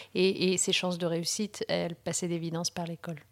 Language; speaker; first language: French; early bilingual, other home language; Riffian